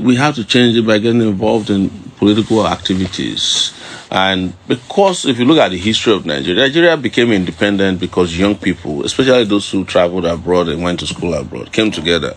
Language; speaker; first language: English; non-native, local second language; Yoruba